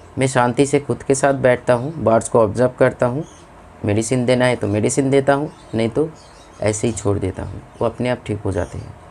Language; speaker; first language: Hindi; non-native, local second language; Bangla